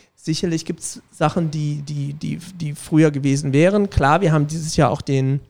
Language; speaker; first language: German; native; German